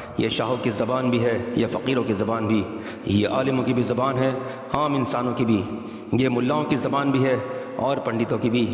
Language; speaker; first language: Urdu; native; Urdu